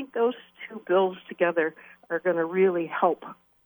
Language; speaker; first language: English; native; English